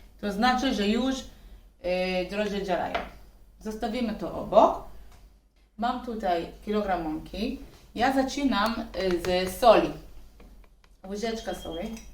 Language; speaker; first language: Polish; non-native, learner; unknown